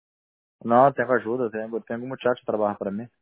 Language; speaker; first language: Spanish; non-native, learner; Portuguese